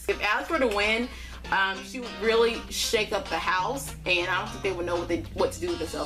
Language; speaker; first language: English; native; English